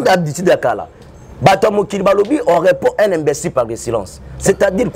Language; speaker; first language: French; non-native, local second language; Lingala